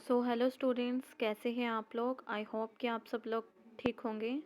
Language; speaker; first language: Hindi; non-native, local second language; Punjabi